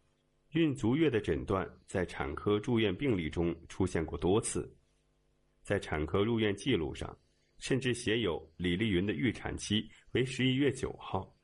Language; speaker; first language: Chinese; native; Chinese